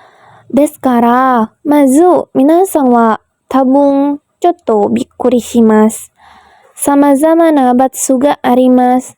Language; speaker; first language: Japanese; non-native, learner; Indonesian